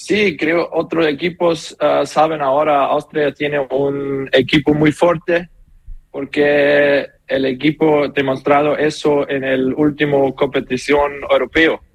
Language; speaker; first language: Spanish; non-native, learner; German